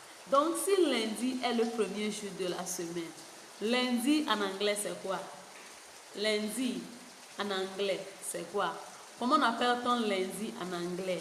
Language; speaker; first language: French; non-native, fluent; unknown